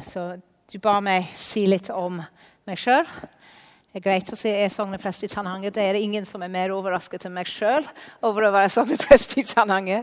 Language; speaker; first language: Norwegian; non-native, fluent; English